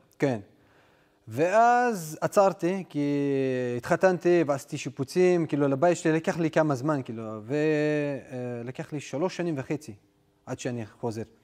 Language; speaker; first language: Hebrew; non-native, local second language; Adyghe